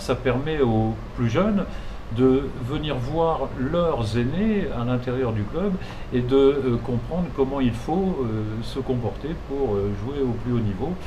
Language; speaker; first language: French; native; French